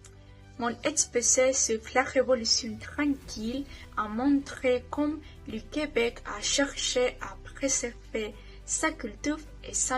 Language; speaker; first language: French; non-native, learner; Spanish